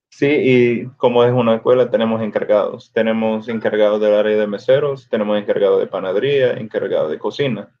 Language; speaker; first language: Spanish; early bilingual, other home language; English